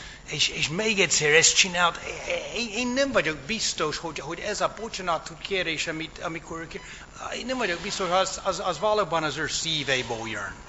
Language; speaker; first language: Hungarian; non-native, fluent; English